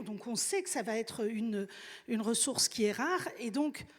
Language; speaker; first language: French; native; French